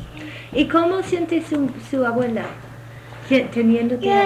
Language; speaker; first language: Spanish; non-native, fluent; English